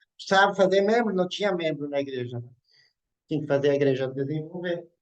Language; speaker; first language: Portuguese; native; Portuguese